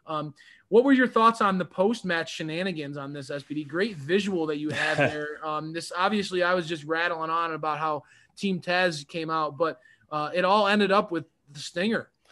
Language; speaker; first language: English; native; English